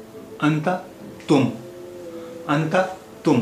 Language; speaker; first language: Urdu; native; Urdu